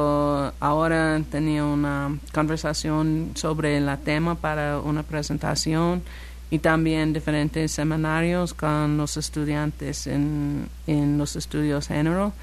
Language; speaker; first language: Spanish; non-native, learner; English